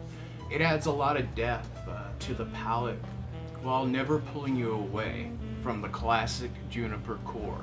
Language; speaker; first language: English; native; English